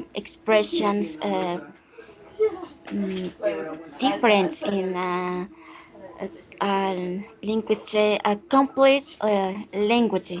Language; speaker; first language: English; non-native, learner; Spanish